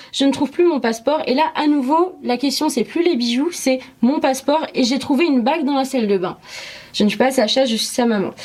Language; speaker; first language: French; early bilingual, other home language; Arabic